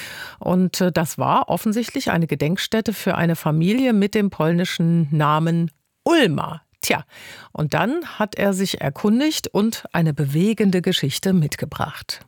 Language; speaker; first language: German; native; German